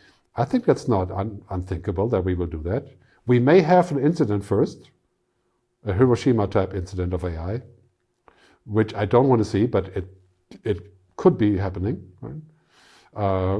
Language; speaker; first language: English; non-native, fluent; German